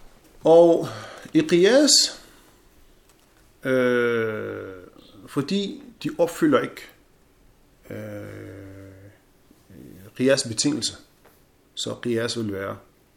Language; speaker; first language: Danish; non-native, fluent; Arabic